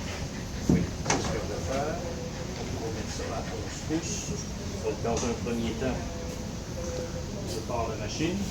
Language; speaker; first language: French; native; French